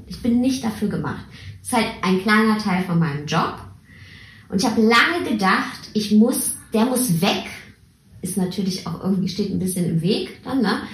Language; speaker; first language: German; early bilingual, other home language; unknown